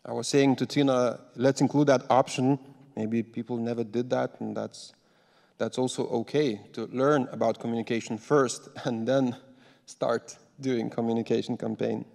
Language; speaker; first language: English; non-native, fluent; Lithuanian